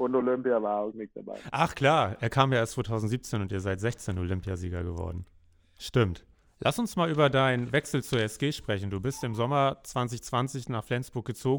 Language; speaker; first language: German; native; German